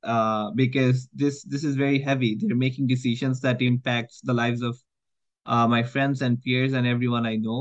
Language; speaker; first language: English; non-native, local second language; Bangla